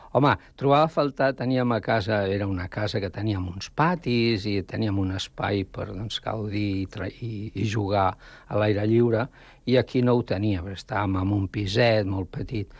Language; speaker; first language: Catalan; non-native, local second language; Spanish